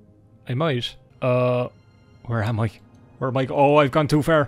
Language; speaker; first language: English; native; English